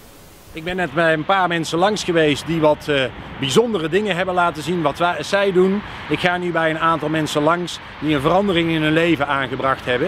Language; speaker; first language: Dutch; native; Dutch